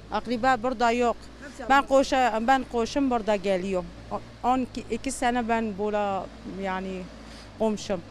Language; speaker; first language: Turkish; non-native, learner; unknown